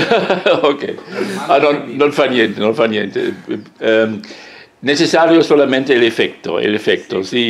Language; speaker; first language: Italian; non-native, learner; German